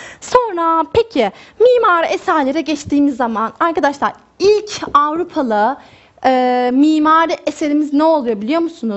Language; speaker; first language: Turkish; native; Turkish